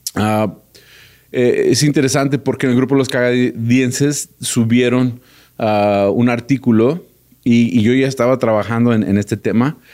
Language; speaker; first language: Spanish; early bilingual, heritage; Spanish